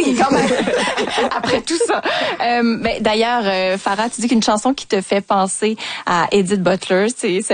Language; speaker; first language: French; native; French